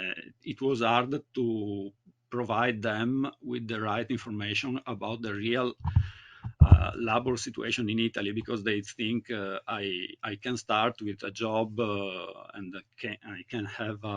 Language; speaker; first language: English; non-native, learner; Italian